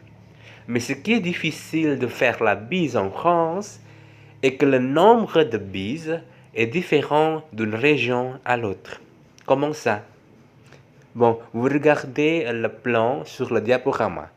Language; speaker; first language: French; non-native, fluent; Javanese